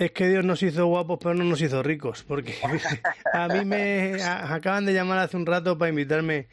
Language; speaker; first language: Spanish; native; Spanish